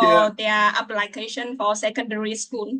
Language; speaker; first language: English; non-native, learner; Vietnamese